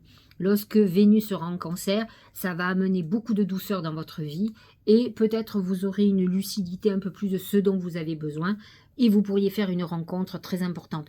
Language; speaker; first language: French; native; French